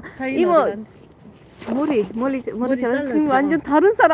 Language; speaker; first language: Korean; non-native, learner; Tajik